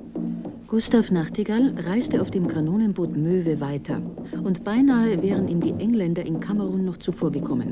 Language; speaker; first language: German; native; German